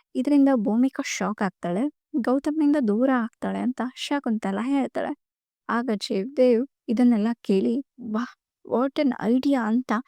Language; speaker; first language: Kannada; native; Kannada